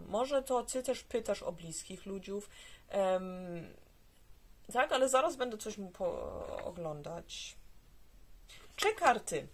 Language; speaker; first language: Polish; early bilingual, heritage; Polish